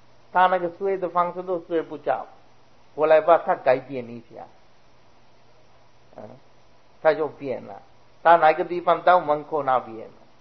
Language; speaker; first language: Chinese; non-native, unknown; Sinhala